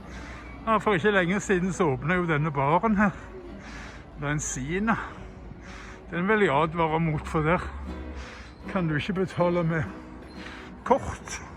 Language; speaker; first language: Norwegian; native; Norwegian